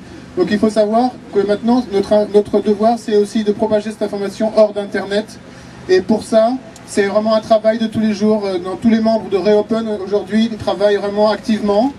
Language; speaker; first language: French; native; French